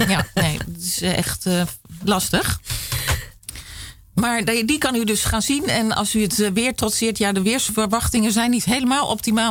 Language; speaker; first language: Dutch; native; Dutch